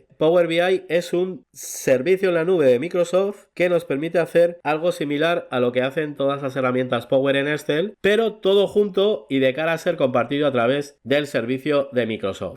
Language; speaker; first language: Spanish; native; Spanish